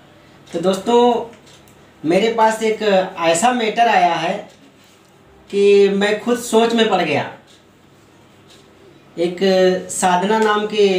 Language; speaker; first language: Hindi; native; Hindi